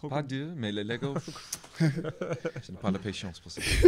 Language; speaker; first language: French; non-native, learner; English